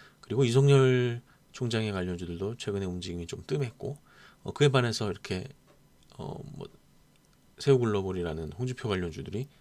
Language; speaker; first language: Korean; native; Korean